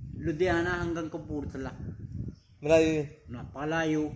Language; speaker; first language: Filipino; non-native, learner; Punjabi